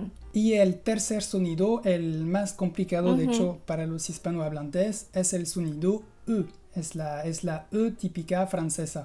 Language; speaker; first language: Spanish; non-native, fluent; French